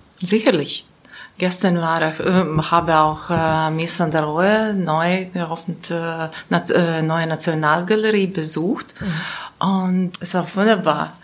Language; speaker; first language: German; non-native, learner; Latvian